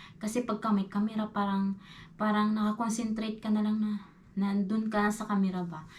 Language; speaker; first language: Filipino; non-native, local second language; Cebuano